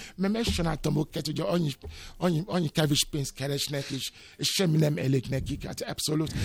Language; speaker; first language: Hungarian; non-native, learner; Yoruba